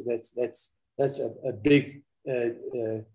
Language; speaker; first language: English; native; English